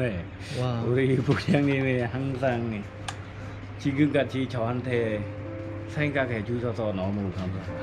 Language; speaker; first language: Korean; non-native, learner; Khmer